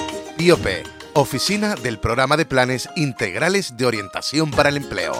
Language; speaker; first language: Spanish; native; Spanish